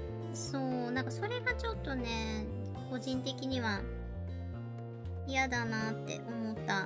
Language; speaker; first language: Japanese; native; Japanese